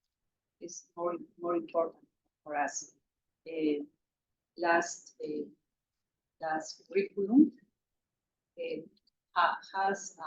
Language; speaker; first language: English; non-native, local second language; Spanish